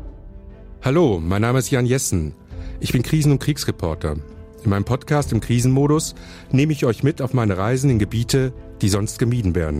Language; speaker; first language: German; native; German